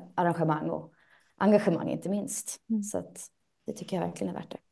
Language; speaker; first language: Swedish; native; Swedish